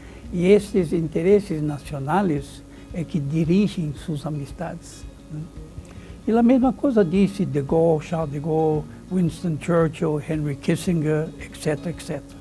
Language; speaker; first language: Spanish; non-native, fluent; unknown